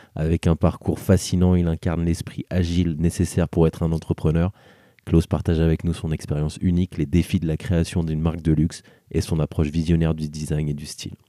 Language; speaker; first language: French; native; French